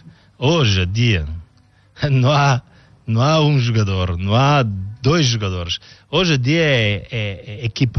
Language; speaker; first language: Portuguese; non-native, fluent; Bulgarian